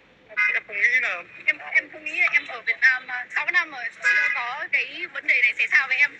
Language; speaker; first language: Vietnamese; non-native, fluent; Lao